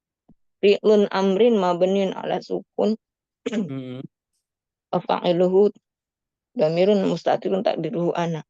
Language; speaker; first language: Arabic; non-native, learner; Indonesian